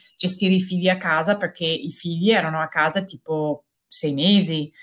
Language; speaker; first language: Italian; non-native, fluent; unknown